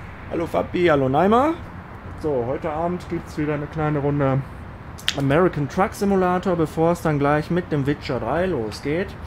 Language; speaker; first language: German; native; German